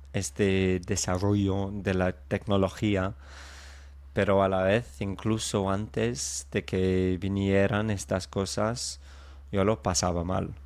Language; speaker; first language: Spanish; non-native, fluent; English